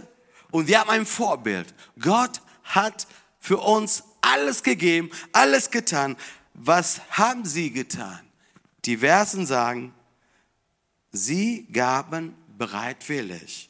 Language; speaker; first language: German; non-native, fluent; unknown